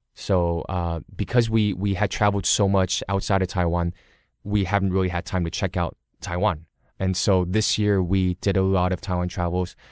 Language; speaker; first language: English; early bilingual, other home language; Cantonese